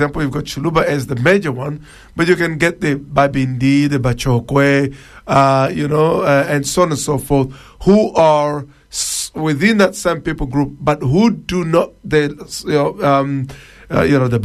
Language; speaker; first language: English; non-native, fluent; Luba-Lulua